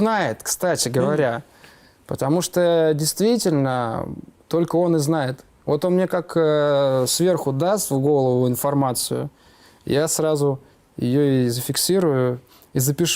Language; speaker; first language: Russian; native; Russian